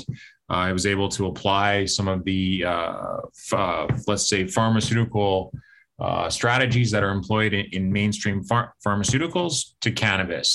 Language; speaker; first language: English; native; English